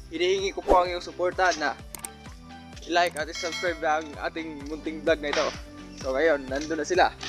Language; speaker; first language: Filipino; non-native, local second language; Cebuano